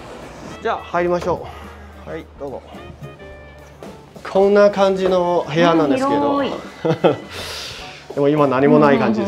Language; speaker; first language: Japanese; non-native, fluent; Chinese